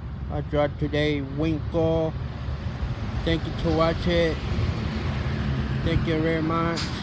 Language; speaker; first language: English; non-native, learner; Spanish